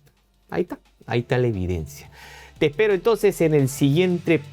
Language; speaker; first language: Spanish; native; Spanish